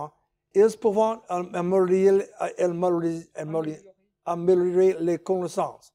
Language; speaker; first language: French; non-native, learner; English